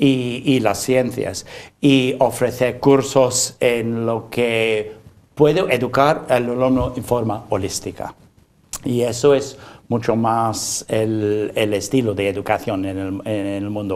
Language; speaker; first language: Spanish; non-native, fluent; English